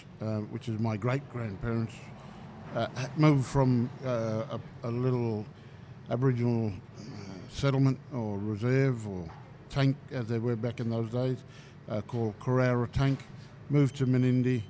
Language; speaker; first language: English; native; English